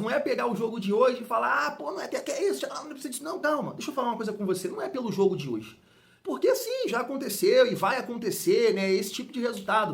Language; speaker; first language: Portuguese; native; Portuguese